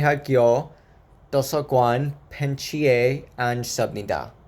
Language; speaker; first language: Korean; non-native, learner; English